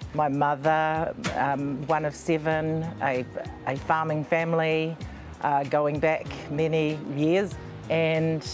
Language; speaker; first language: English; native; English